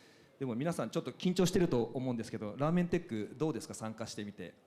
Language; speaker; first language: Japanese; native; Japanese